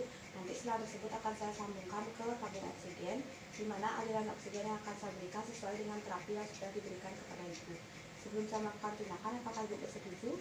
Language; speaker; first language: Indonesian; native; Indonesian